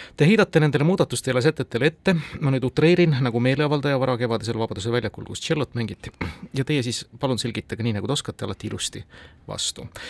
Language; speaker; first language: Estonian; native; Estonian